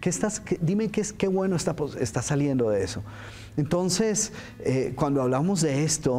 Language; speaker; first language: Spanish; native; Spanish